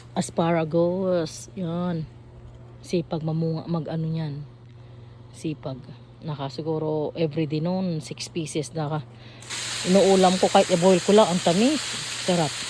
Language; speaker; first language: Filipino; non-native, local second language; Iloko